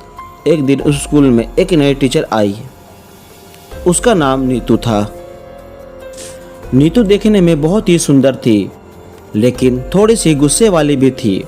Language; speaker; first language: Hindi; native; Hindi